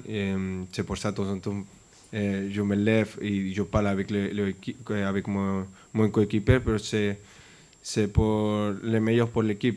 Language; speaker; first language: French; non-native, fluent; Spanish